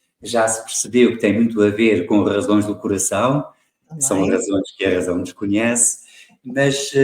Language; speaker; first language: Portuguese; native; Portuguese